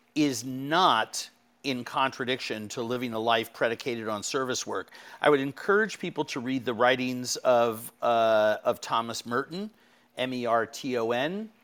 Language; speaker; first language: English; native; English